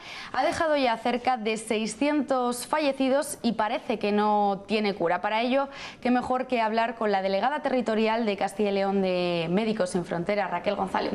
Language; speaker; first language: Spanish; native; Spanish